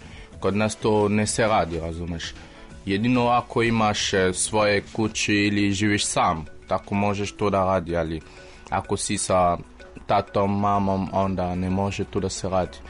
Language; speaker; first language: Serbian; non-native, learner; French